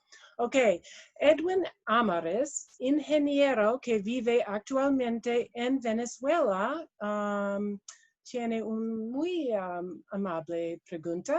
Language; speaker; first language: Spanish; non-native, learner; English